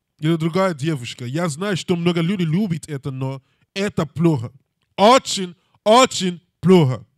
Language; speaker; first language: Russian; non-native, learner; English